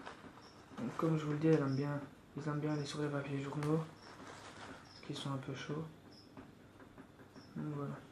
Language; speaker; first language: French; native; French